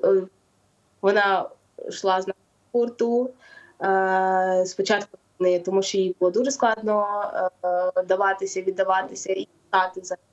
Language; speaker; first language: Ukrainian; non-native, local second language; Russian